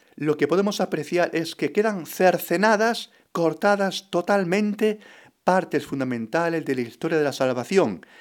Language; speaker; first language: Spanish; native; Spanish